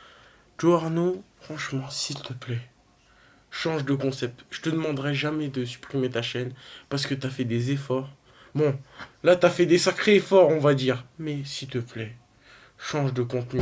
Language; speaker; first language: French; native; French